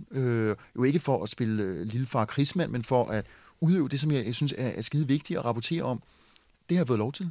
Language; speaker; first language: Danish; native; Danish